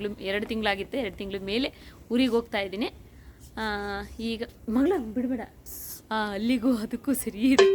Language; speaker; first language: Kannada; native; Kannada